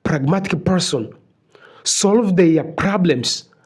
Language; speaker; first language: English; non-native, local second language; Swahili